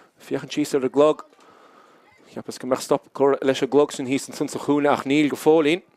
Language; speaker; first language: Irish; native; Irish